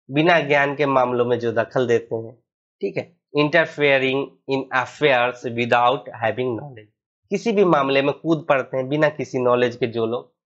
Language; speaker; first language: Hindi; native; Hindi